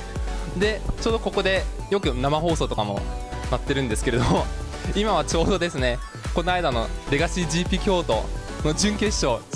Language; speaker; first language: Japanese; early bilingual, heritage; Japanese